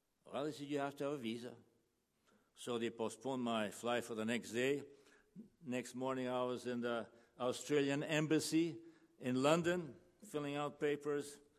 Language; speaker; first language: English; early bilingual, other home language; Ukrainian